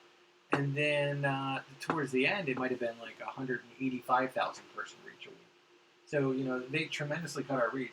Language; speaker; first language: English; native; English